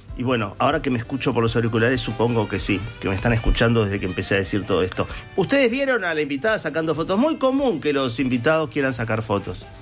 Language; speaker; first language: Spanish; native; Spanish